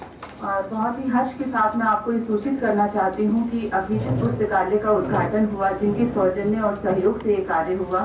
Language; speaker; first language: Hindi; native; Hindi